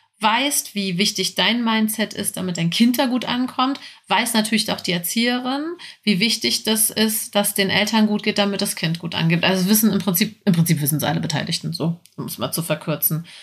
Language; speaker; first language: German; native; German